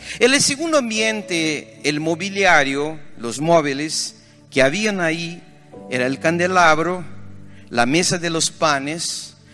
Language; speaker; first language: Spanish; non-native, fluent; Portuguese